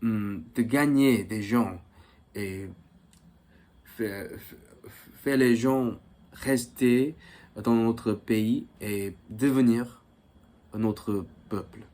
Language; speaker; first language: French; non-native, fluent; Korean